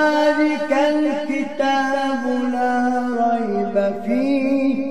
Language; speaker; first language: Arabic; native; Arabic